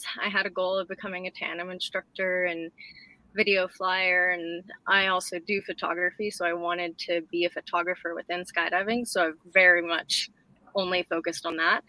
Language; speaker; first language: English; native; English